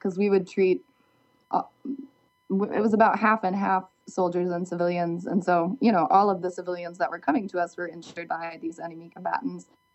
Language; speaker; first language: English; native; English